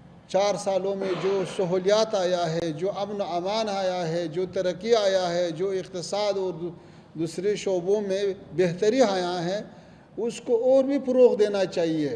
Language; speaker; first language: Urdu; non-native, fluent; Pashto